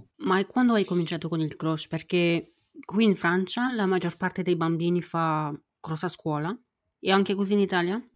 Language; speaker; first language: Italian; non-native, fluent; French